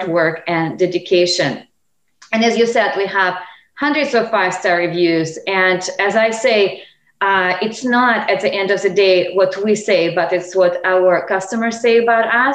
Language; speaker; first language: English; non-native, fluent; Russian